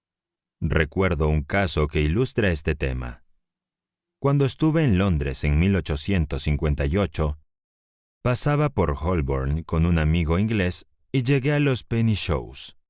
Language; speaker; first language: Spanish; native; Spanish